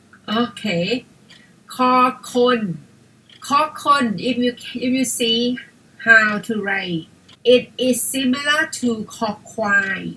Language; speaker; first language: English; non-native, fluent; Thai